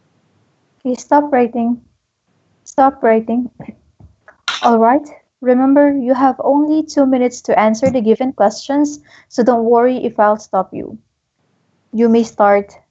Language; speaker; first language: English; non-native, local second language; Filipino